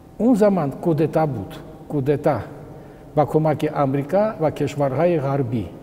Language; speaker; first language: Persian; non-native, fluent; Russian